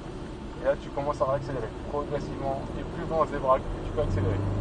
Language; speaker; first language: French; native; French